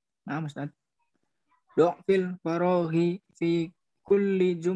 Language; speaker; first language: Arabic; non-native, learner; Indonesian